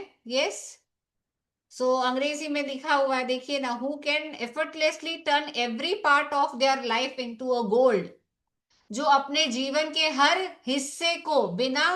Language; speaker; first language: Hindi; native; Hindi